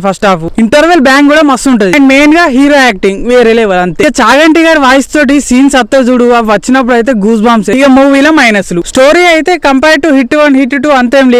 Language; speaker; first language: Telugu; native; Telugu